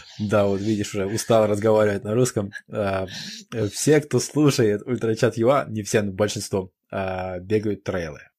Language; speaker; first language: Russian; non-native, local second language; Ukrainian